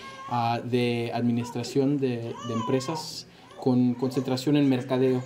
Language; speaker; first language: Spanish; early bilingual, heritage; Spanish